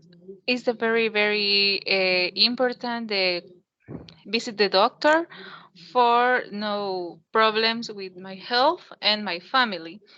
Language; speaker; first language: English; non-native, learner; Spanish